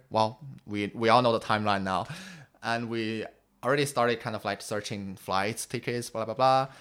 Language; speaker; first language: English; non-native, fluent; Chinese